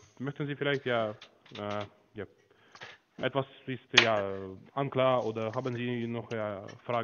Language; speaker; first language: German; non-native, learner; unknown